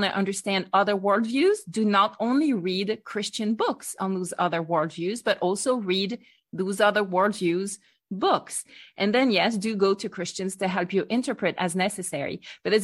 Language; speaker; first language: English; non-native, fluent; French